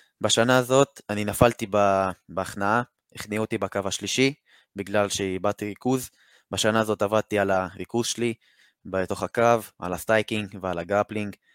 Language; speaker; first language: Hebrew; native; Hebrew